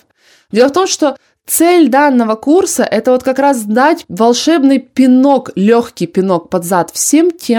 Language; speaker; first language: Russian; native; Russian